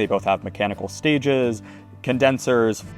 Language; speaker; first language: English; native; English